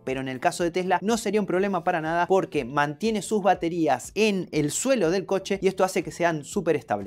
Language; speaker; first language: Spanish; native; Spanish